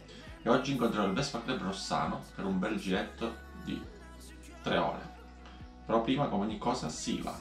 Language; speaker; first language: Italian; native; Italian